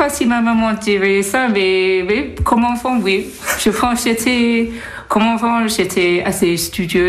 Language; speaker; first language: French; non-native, fluent; English